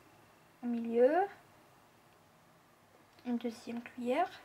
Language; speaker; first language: French; non-native, local second language; Arabic